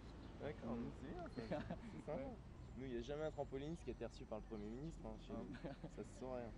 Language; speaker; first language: French; native; French